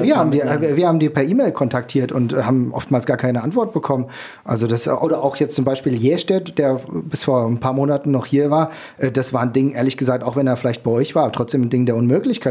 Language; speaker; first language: German; native; German